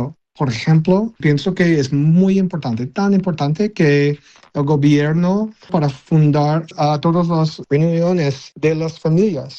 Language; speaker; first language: Spanish; non-native, learner; English